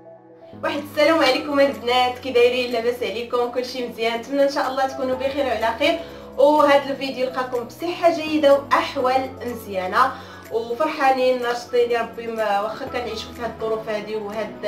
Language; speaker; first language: Arabic; native; Arabic